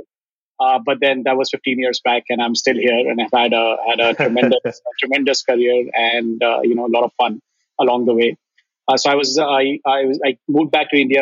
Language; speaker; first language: English; non-native, local second language; Hindi